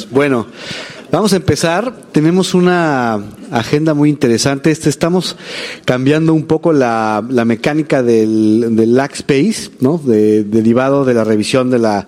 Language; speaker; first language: Spanish; native; Spanish